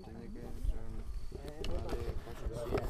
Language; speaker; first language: Spanish; non-native, local second language; Guarani